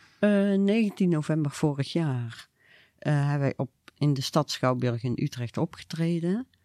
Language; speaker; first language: Dutch; native; Dutch